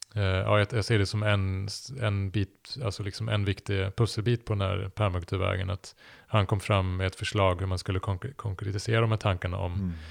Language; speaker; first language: Swedish; non-native, fluent; German